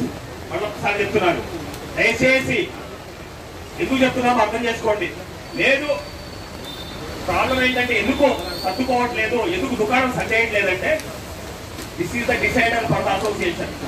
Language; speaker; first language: Telugu; native; Telugu